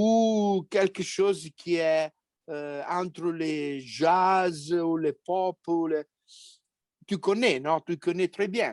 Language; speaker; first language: French; non-native, fluent; Italian